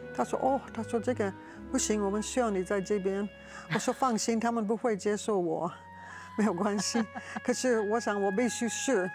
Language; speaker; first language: Chinese; non-native, fluent; English